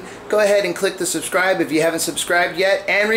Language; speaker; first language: English; native; English